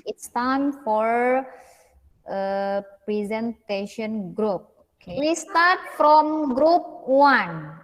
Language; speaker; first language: English; non-native, fluent; Indonesian